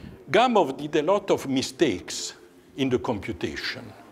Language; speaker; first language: English; non-native, fluent; Italian